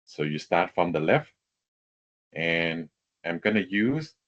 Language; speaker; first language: English; non-native, fluent; Thai